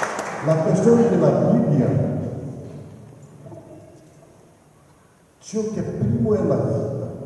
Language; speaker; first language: Italian; non-native, fluent; Portuguese